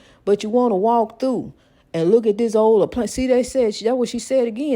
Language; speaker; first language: English; native; English